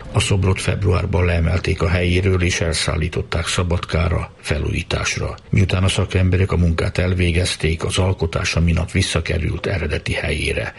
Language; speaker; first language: Hungarian; native; Hungarian